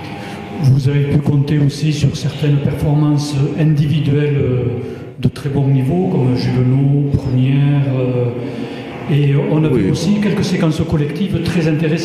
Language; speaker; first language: French; native; French